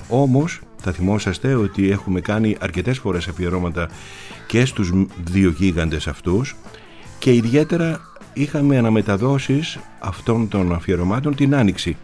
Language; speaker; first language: Greek; native; Greek